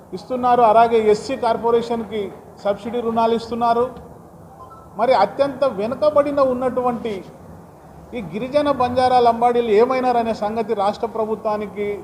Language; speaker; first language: Telugu; non-native, local second language; Lambadi